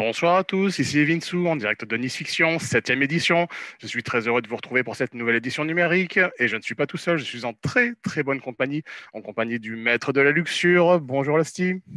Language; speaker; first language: French; native; French